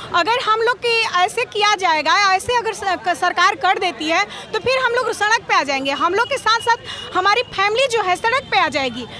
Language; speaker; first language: Hindi; native; Hindi